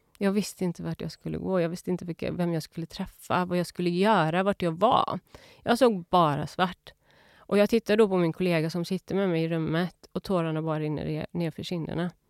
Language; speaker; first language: Swedish; early bilingual, other home language; Persian